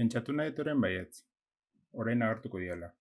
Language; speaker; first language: Basque; non-native, local second language; Spanish